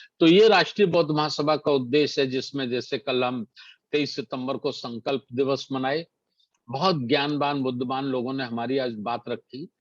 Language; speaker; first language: Hindi; native; Hindi